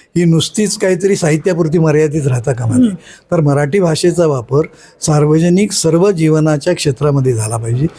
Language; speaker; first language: Marathi; native; Marathi